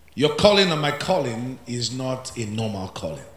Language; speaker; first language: English; non-native, local second language; Yoruba